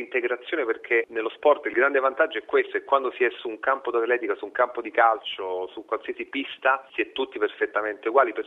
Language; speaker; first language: Italian; native; Italian